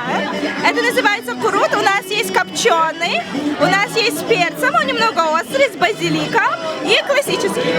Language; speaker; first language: Russian; non-native, local second language; Kyrgyz